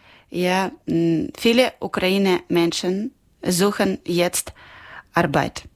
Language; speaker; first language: German; non-native, learner; Ukrainian